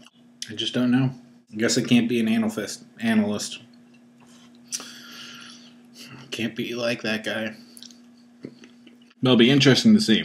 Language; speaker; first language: English; native; English